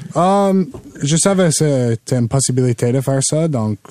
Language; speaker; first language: French; non-native, local second language; English